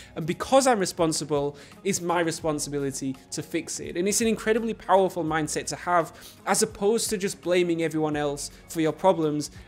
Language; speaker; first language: English; native; English